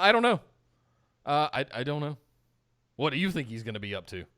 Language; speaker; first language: English; native; English